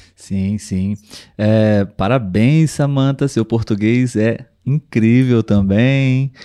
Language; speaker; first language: Portuguese; native; Portuguese